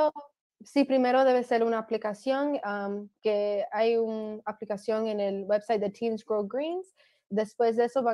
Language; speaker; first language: Spanish; early bilingual, other home language; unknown